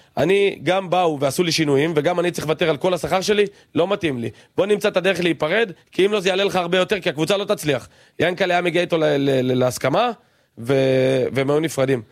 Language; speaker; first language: Hebrew; native; Hebrew